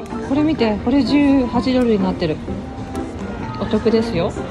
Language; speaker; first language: Japanese; native; Japanese